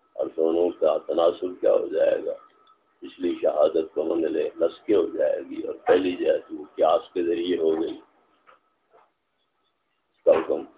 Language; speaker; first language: Urdu; non-native, local second language; Punjabi